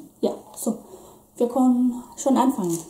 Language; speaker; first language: German; non-native, fluent; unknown